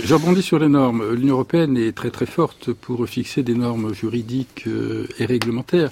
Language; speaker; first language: French; native; French